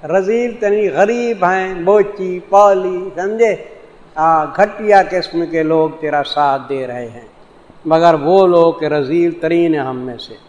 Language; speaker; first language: Urdu; non-native, local second language; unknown